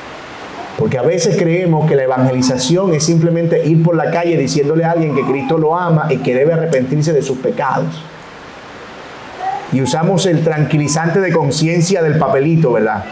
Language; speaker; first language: Spanish; native; Spanish